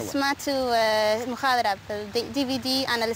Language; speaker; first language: Arabic; non-native, learner; English